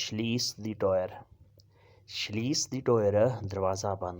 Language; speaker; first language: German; non-native, learner; Urdu